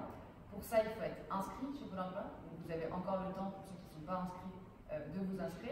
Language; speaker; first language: French; non-native, fluent; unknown